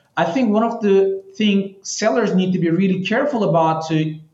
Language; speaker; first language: English; non-native, fluent; Turkish